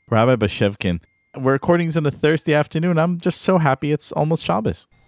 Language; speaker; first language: English; native; English